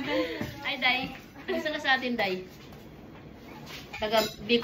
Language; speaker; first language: Filipino; non-native, local second language; Bikol